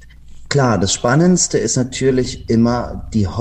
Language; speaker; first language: German; native; German